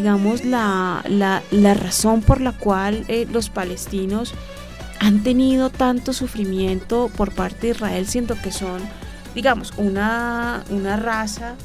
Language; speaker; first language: Spanish; native; Spanish